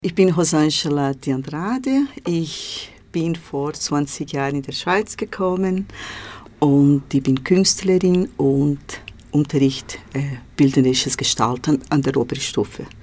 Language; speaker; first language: German; non-native, learner; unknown